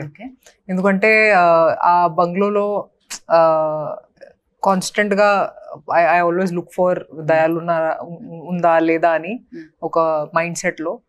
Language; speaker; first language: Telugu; non-native, fluent; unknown